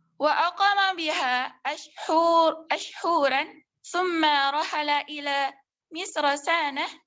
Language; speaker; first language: Arabic; non-native, learner; Indonesian